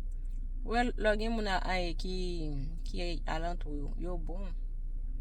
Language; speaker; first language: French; non-native, learner; Haitian Creole